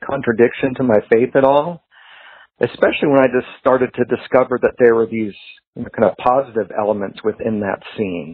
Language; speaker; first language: English; native; English